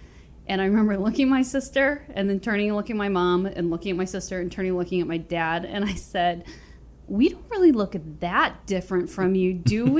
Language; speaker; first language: English; native; English